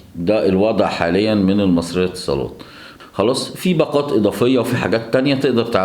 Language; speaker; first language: Arabic; native; Arabic